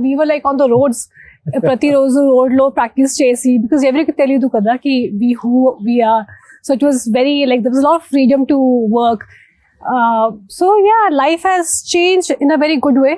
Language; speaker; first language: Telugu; non-native, local second language; Hindi